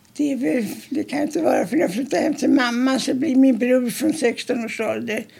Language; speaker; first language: Swedish; early bilingual, other home language; German